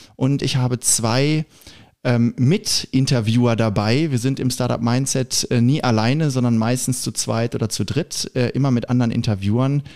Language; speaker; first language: German; native; German